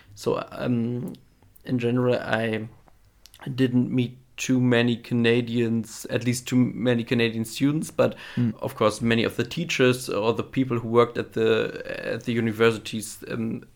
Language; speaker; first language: English; non-native, fluent; German